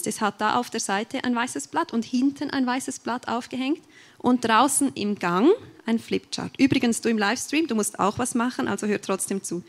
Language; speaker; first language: German; native; German